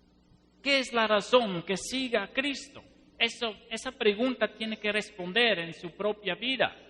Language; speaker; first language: Spanish; non-native, fluent; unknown